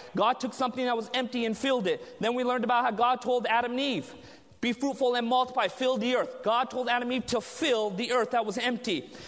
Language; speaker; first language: English; native; English